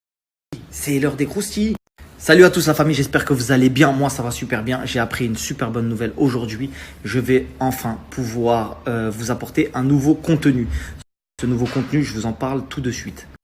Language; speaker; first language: French; native; French